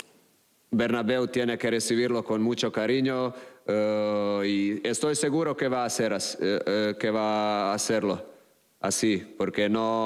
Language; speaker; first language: Spanish; non-native, fluent; Croatian